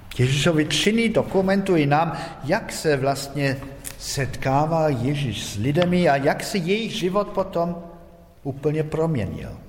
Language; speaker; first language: Czech; non-native, fluent; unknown